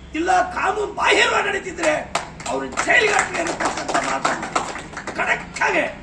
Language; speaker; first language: Kannada; native; Kannada